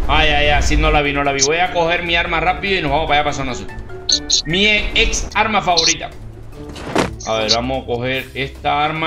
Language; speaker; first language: Spanish; native; Spanish